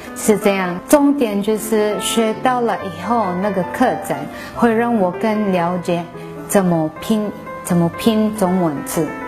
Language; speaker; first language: Chinese; non-native, fluent; Filipino